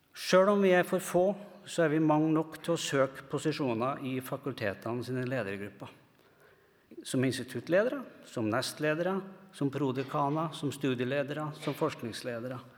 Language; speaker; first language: Norwegian; native; Norwegian